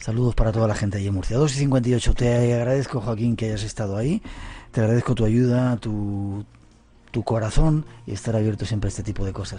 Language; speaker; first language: Spanish; native; Spanish